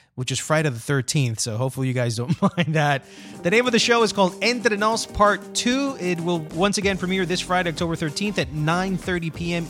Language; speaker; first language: English; non-native, fluent; Spanish